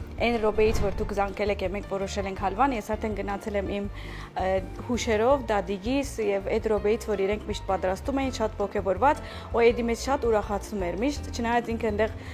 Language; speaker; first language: Armenian; early bilingual, heritage; Armenian